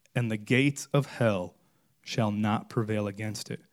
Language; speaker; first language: English; native; English